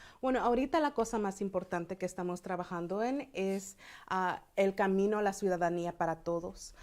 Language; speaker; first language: Spanish; early bilingual, heritage; Spanish